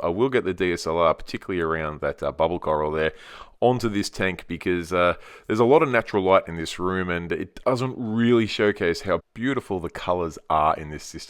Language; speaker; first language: English; native; English